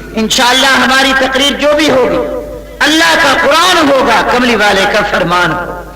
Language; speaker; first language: Urdu; non-native, local second language; Saraiki